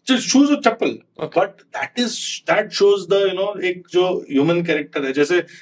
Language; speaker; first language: Hindi; non-native, local second language; Konkani